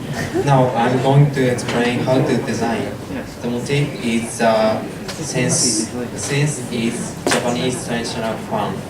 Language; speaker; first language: English; non-native, learner; Japanese